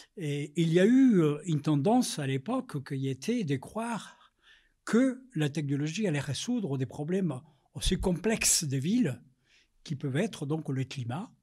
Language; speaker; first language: French; non-native, fluent; Spanish